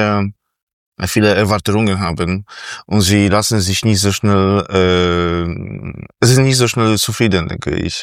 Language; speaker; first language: German; non-native, fluent; Polish